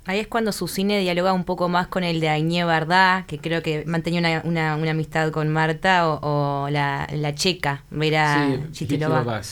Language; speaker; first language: Spanish; native; Spanish